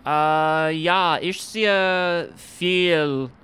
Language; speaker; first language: German; non-native, learner; English